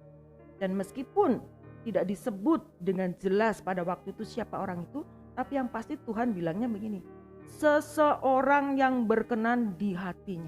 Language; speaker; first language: Indonesian; native; Indonesian